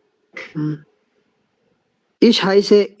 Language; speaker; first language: German; non-native, learner; Urdu